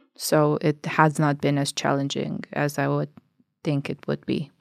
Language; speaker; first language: English; non-native, fluent; Albanian